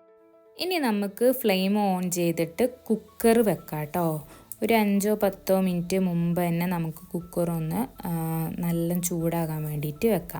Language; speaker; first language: Malayalam; native; Malayalam